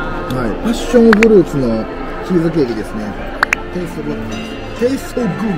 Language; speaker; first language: Japanese; native; Japanese